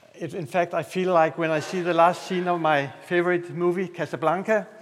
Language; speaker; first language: English; non-native, fluent; Danish